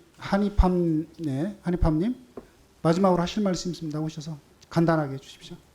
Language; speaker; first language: Korean; native; Korean